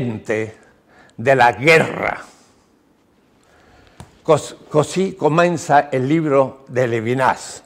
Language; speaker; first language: Italian; non-native, learner; Spanish